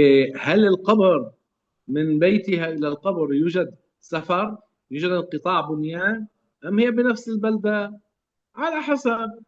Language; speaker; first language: Arabic; native; Arabic